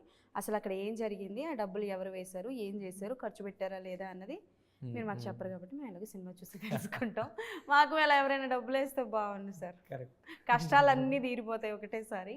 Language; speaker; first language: Telugu; native; Telugu